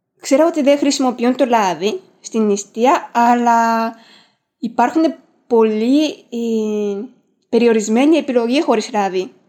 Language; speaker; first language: Greek; non-native, fluent; Japanese